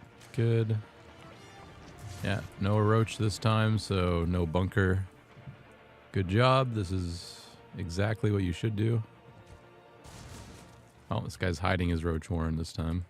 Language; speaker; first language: English; native; English